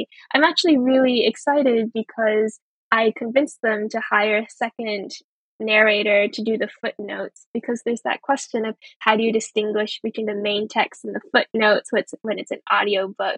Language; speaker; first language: English; early bilingual, other home language; Chinese